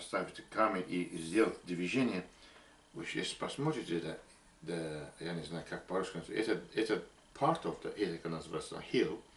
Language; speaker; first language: Russian; non-native, learner; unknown